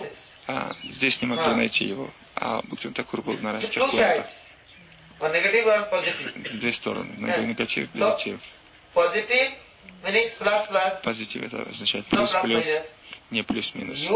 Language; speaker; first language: Russian; non-native, learner; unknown